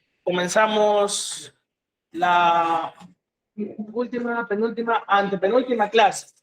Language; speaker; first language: Spanish; native; Spanish